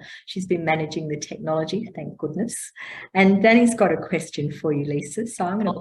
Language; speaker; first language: English; native; English